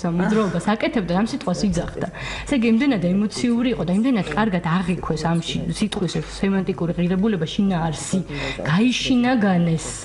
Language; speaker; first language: Georgian; native; Georgian